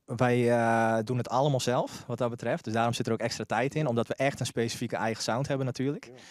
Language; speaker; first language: Dutch; native; Dutch